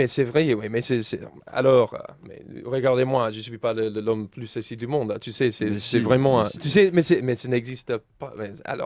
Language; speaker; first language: French; non-native, learner; English